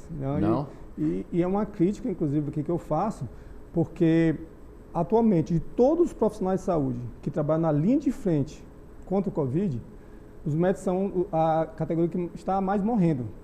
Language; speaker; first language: Portuguese; native; Portuguese